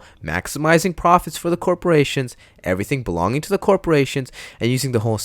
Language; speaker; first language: English; native; English